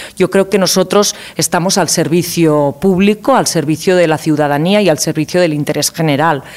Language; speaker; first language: Spanish; non-native, local second language; Catalan